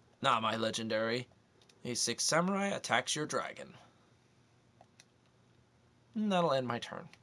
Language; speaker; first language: English; native; English